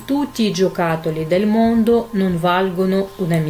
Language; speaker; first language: Italian; non-native, fluent; Russian